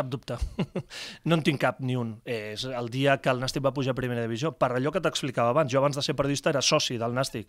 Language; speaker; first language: Catalan; native; Catalan